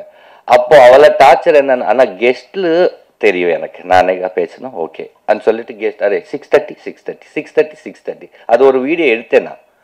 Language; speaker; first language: Tamil; non-native, local second language; Telugu